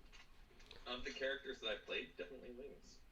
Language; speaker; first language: English; native; English